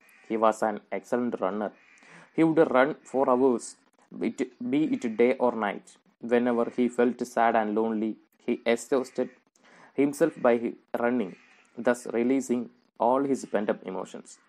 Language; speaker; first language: English; non-native, local second language; Malayalam